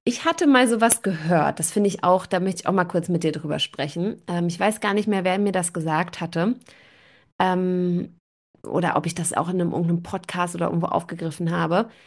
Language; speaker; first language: German; native; German